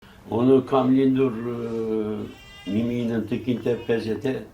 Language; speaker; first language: Albanian; early bilingual, heritage; Albanian